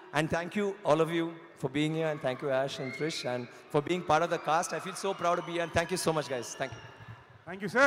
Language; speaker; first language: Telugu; non-native, learner; Tamil